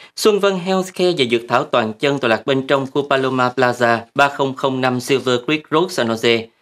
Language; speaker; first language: Vietnamese; native; Vietnamese